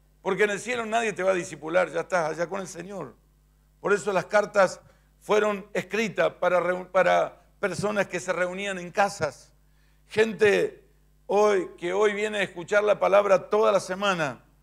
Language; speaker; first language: Spanish; native; Spanish